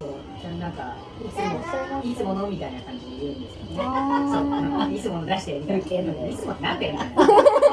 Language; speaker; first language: Japanese; native; Japanese